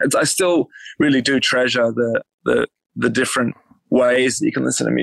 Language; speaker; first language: English; native; English